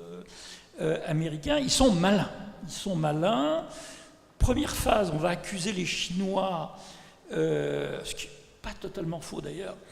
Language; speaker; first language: French; native; French